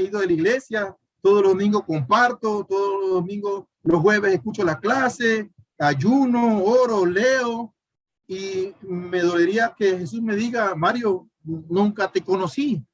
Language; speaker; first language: Spanish; native; Spanish